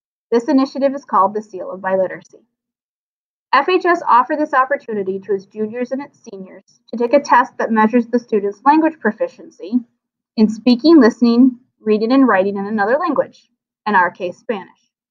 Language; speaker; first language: English; native; English